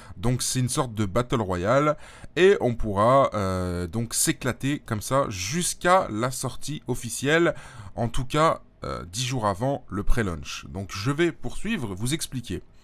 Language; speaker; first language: French; native; French